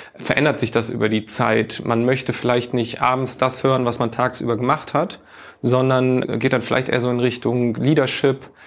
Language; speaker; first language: German; native; German